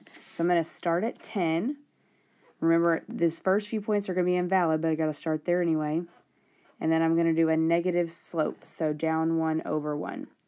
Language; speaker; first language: English; native; English